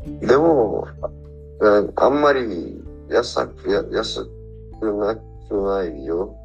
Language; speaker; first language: Japanese; non-native, learner; Arabic